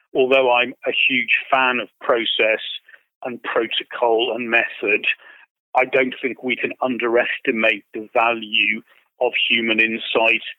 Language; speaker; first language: English; native; English